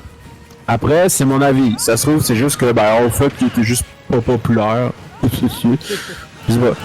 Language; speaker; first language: French; native; French